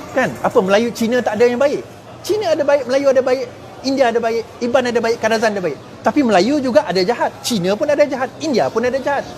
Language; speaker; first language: Malay; non-native, local second language; Chinese